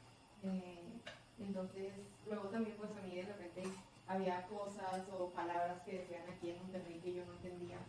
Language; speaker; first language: Spanish; early bilingual, heritage; Spanish